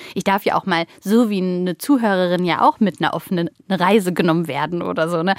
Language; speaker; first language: German; early bilingual, other home language; Bulgarian